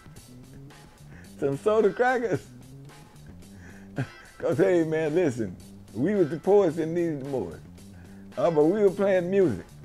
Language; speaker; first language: English; native; English